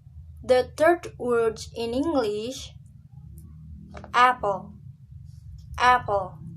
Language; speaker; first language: English; non-native, learner; Indonesian